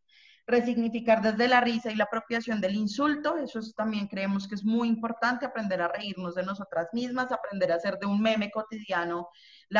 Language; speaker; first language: Spanish; native; Spanish